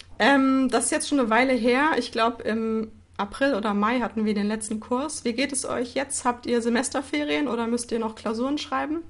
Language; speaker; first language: German; native; German